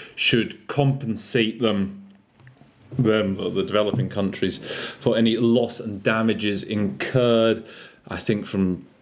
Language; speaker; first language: English; native; English